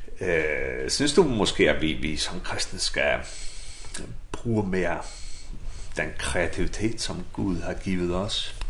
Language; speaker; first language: Danish; non-native, local second language; Faroese